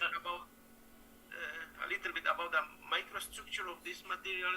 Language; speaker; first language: English; non-native, learner; Spanish